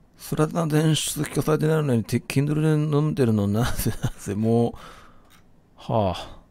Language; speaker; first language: Japanese; native; Japanese